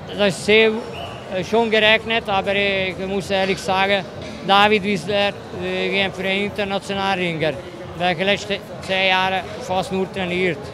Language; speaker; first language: German; non-native, learner; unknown